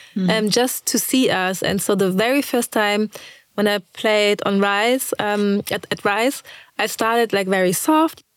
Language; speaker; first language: English; early bilingual, other home language; German